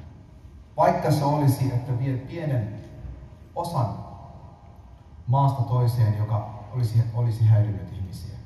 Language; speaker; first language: Finnish; early bilingual, other home language; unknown